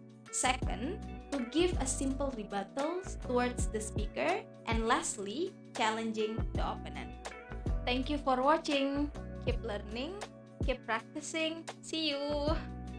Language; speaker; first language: English; non-native, fluent; Indonesian